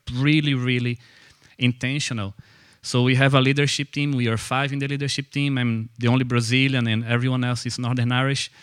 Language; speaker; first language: English; non-native, fluent; Portuguese